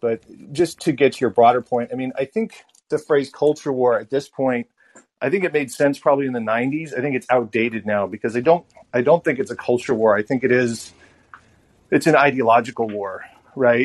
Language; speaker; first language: English; native; English